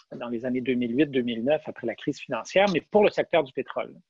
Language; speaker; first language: French; native; French